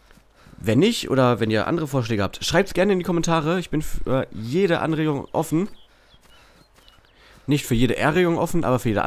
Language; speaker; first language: German; native; German